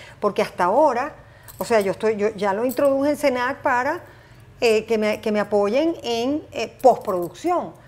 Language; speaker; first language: Spanish; native; Spanish